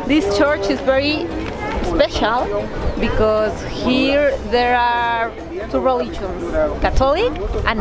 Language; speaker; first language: English; non-native, learner; Spanish